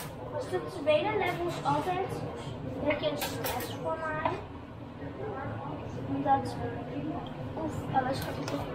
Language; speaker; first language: Dutch; early bilingual, other home language; Indonesian